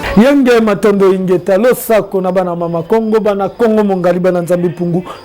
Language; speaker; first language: Lingala; non-native, local second language; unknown